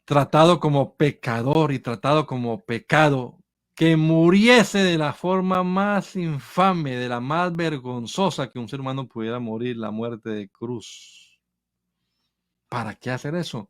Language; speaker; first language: Spanish; native; Spanish